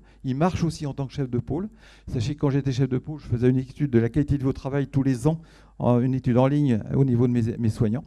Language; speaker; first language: French; native; French